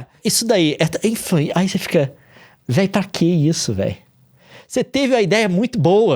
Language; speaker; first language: Portuguese; native; Portuguese